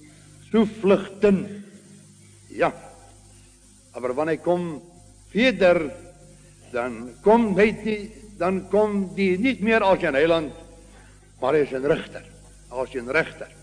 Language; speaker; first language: German; non-native, learner; Afrikaans